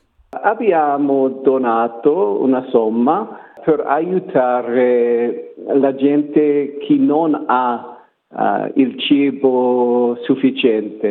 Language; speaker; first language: Italian; non-native, learner; English